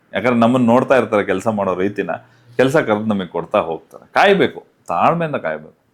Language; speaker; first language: Kannada; non-native, local second language; Tulu